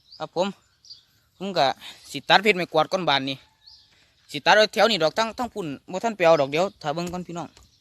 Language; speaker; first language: Thai; native; Thai